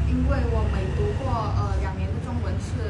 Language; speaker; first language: Chinese; non-native, learner; Khmer